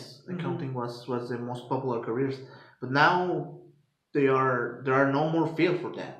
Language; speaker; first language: English; non-native, fluent; Spanish